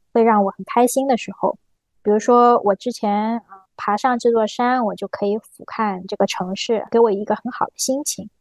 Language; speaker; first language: Chinese; native; Chinese